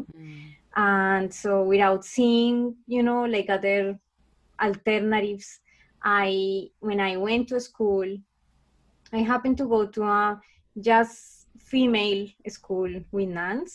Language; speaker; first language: English; non-native, fluent; Spanish